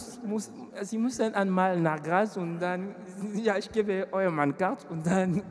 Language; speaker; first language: German; non-native, learner; French